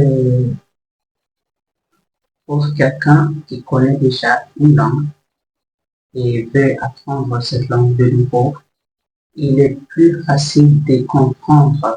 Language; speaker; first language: French; non-native, learner; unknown